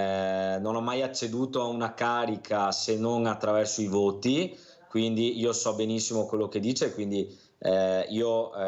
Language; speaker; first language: Italian; native; Italian